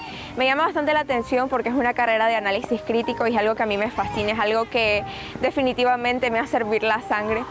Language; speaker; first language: Spanish; native; Spanish